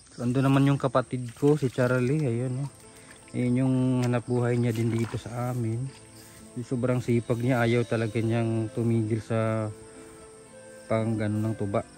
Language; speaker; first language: Filipino; non-native, local second language; Cebuano